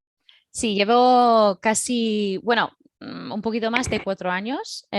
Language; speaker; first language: Spanish; non-native, fluent; English